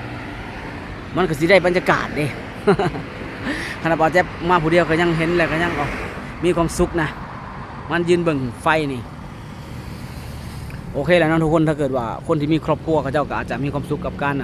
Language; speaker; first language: Thai; non-native, local second language; Northeastern Thai